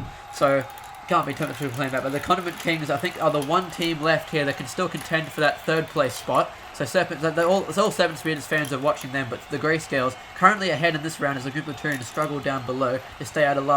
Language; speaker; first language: English; native; English